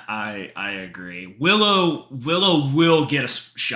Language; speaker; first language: English; native; English